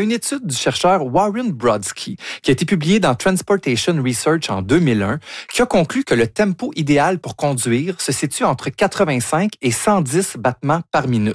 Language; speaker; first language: French; native; French